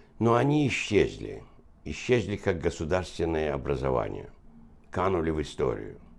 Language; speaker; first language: Russian; non-native, local second language; Azerbaijani